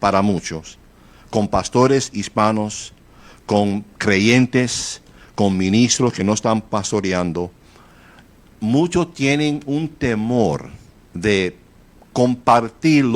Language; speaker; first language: Spanish; native; Spanish